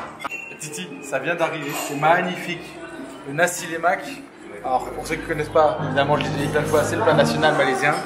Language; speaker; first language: French; native; French